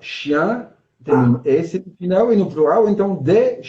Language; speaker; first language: Portuguese; non-native, fluent; French